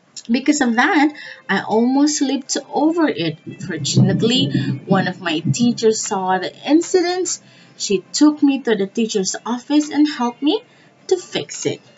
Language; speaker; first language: English; non-native, fluent; Indonesian